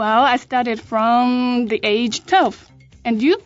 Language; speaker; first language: English; non-native, fluent; Chinese